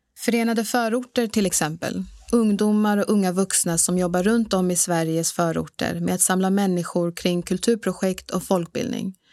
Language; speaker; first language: Swedish; early bilingual, other home language; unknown